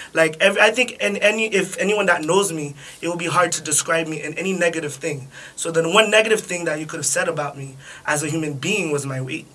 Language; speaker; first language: English; early bilingual, other home language; French